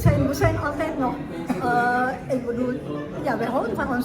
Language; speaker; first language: Dutch; early bilingual, heritage; Indonesian